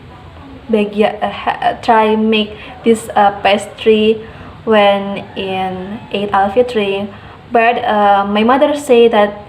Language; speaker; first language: English; non-native, learner; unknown